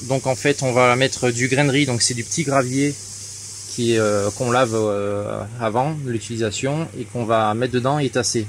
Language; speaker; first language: French; native; French